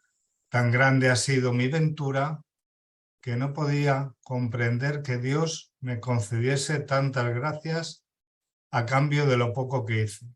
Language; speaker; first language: Spanish; native; Spanish